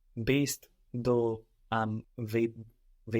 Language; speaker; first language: German; non-native, learner; English